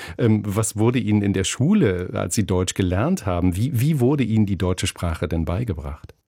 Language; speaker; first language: German; native; German